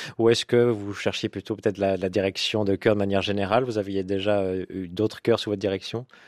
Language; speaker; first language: French; native; French